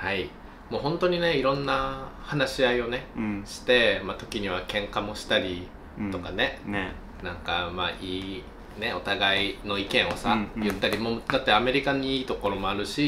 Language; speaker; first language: Japanese; native; Japanese